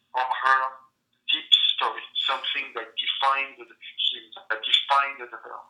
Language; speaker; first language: English; non-native, fluent; French